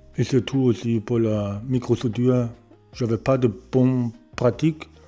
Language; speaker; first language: French; non-native, learner; German